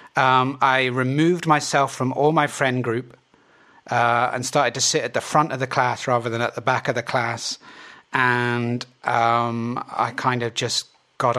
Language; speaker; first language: English; native; English